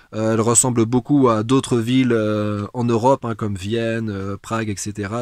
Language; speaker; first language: French; native; French